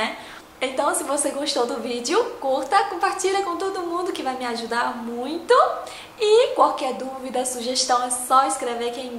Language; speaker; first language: Portuguese; non-native, fluent; Chinese